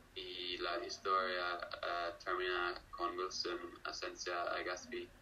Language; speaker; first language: Spanish; non-native, learner; English